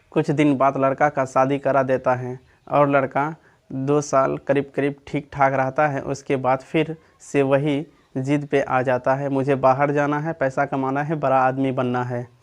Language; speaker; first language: Hindi; native; Hindi